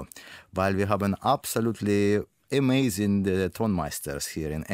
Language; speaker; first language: German; non-native, learner; Russian